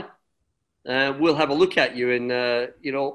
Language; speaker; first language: English; native; English